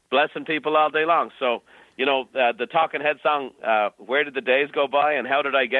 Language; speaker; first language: English; native; English